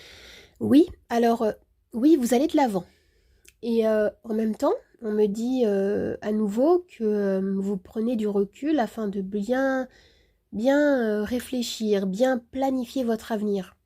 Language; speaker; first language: French; native; French